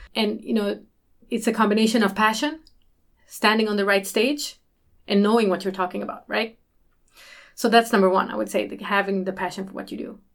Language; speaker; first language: English; early bilingual, other home language; Swedish